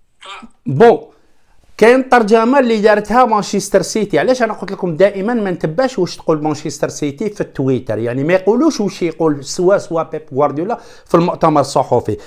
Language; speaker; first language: Arabic; native; Arabic